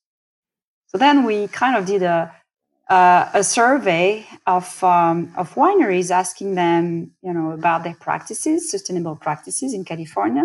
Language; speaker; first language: English; non-native, fluent; French